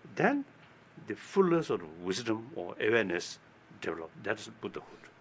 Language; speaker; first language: English; non-native, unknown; Tibetan